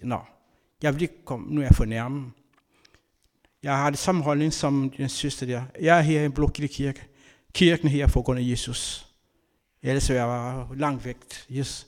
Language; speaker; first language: Danish; non-native, learner; Kabuverdianu